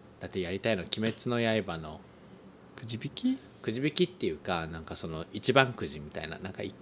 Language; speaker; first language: Japanese; native; Japanese